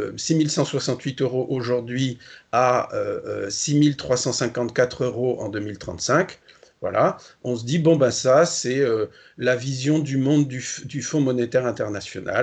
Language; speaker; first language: French; native; French